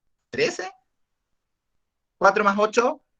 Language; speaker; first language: Spanish; native; Spanish